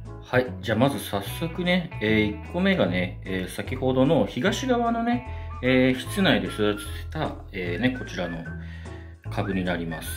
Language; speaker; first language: Japanese; native; Japanese